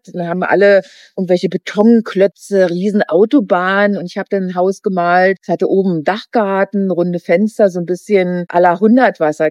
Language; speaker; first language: German; native; German